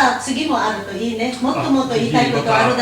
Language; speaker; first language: Japanese; non-native, learner; Filipino